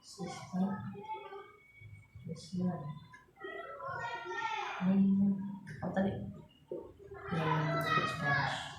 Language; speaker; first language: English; non-native, learner; Indonesian